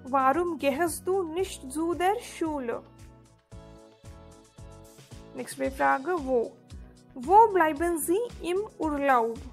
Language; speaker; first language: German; non-native, learner; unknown